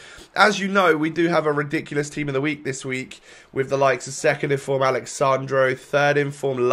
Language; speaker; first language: English; native; English